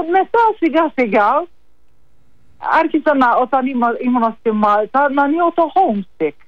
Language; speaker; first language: Greek; non-native, learner; Maltese